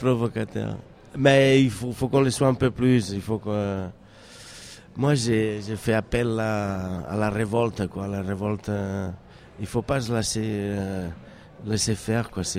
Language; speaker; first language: French; non-native, fluent; Catalan